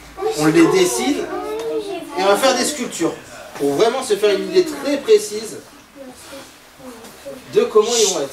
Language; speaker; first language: French; native; French